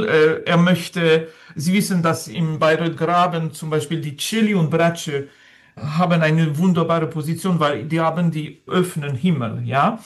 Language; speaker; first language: German; non-native, fluent; French